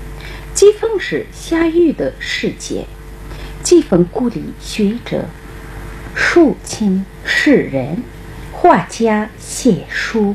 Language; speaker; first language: Chinese; non-native, fluent; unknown